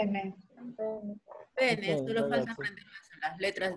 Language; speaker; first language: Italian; non-native, learner; Spanish